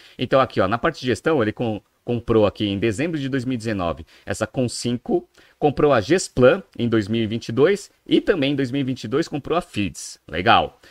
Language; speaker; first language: Portuguese; native; Portuguese